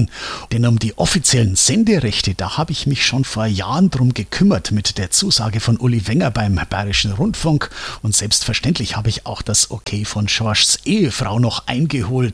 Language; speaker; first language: German; native; German